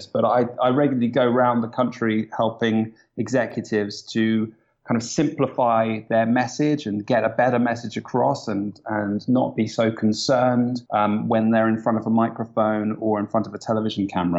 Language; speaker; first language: English; native; English